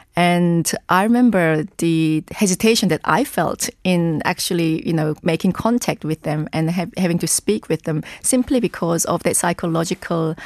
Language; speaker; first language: English; non-native, fluent; Korean